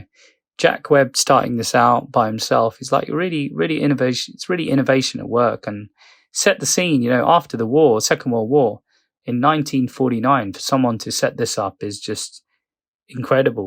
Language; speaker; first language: English; native; English